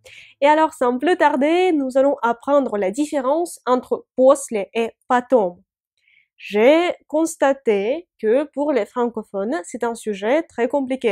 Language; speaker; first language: French; non-native, fluent; Russian